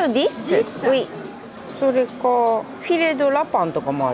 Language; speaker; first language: French; non-native, learner; Japanese